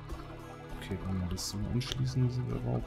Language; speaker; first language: German; native; German